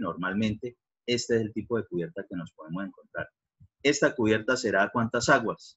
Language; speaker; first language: Spanish; native; Spanish